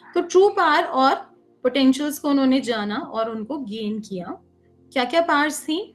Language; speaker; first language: Hindi; native; Hindi